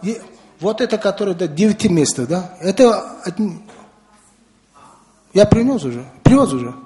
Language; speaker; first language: Russian; non-native, learner; Mongolian